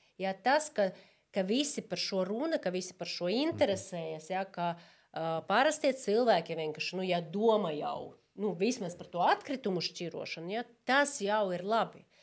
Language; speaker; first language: Latvian; non-native, local second language; Russian